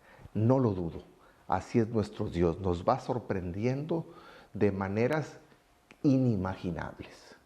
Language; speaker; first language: Spanish; native; Spanish